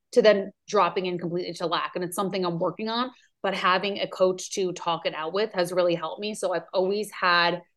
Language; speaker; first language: English; native; English